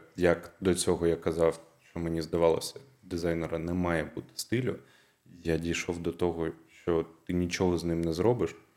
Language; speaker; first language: Ukrainian; non-native, local second language; Russian